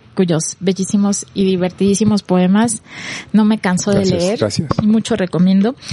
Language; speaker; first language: Spanish; native; Spanish